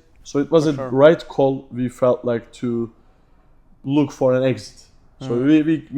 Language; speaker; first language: English; non-native, fluent; Turkish